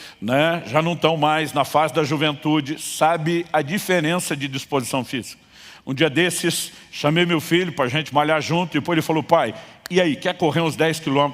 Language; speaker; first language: Portuguese; native; Portuguese